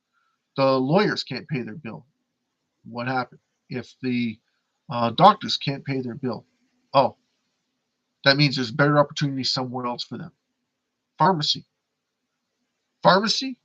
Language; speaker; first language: English; native; English